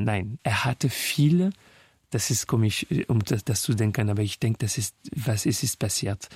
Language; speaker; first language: German; non-native, fluent; French